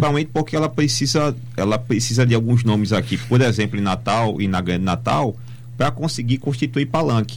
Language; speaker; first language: Portuguese; native; Portuguese